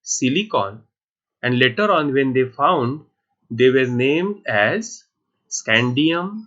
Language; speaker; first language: English; non-native, local second language; Marathi